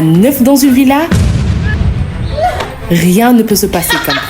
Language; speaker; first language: French; non-native, local second language; Wolof